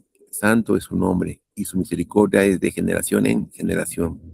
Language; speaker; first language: Spanish; native; Spanish